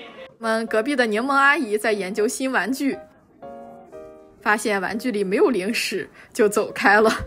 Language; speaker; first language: Chinese; native; Chinese